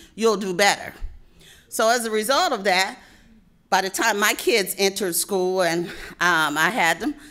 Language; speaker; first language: English; native; English